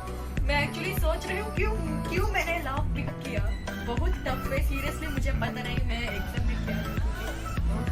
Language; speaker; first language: Hindi; non-native, local second language; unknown